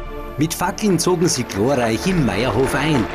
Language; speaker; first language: German; native; German